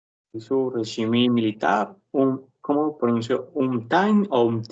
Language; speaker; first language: Portuguese; non-native, learner; Spanish